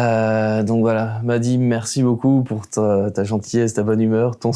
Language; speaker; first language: French; native; French